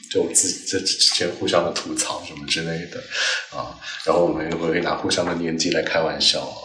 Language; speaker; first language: Chinese; non-native, local second language; Cantonese